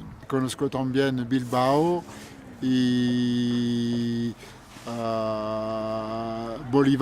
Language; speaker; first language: Spanish; non-native, learner; French